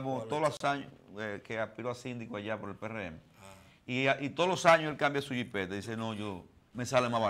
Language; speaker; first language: Spanish; native; Spanish